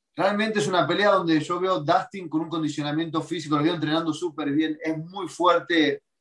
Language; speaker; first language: Spanish; native; Spanish